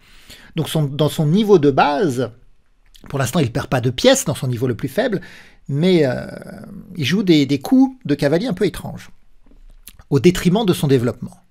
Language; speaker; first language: French; native; French